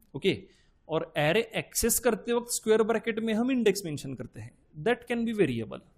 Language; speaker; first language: Hindi; non-native, local second language; Marathi